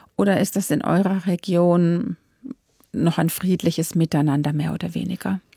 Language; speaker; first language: German; native; German